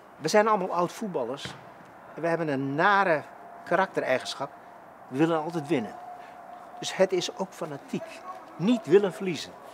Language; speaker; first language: Dutch; early bilingual, other home language; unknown